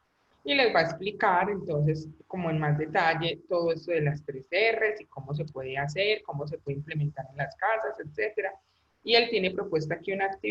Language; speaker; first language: Spanish; native; Spanish